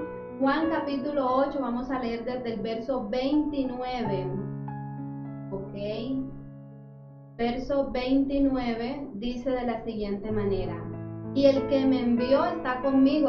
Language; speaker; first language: Spanish; native; Spanish